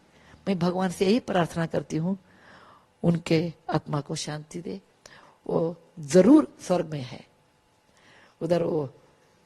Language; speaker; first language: Hindi; non-native, local second language; Kannada